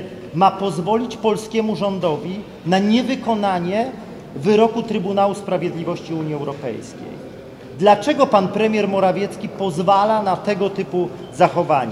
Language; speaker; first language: Polish; native; Polish